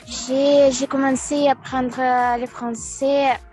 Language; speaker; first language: French; non-native, learner; Russian